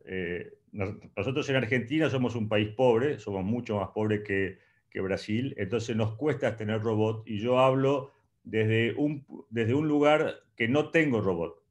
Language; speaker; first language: Spanish; native; Spanish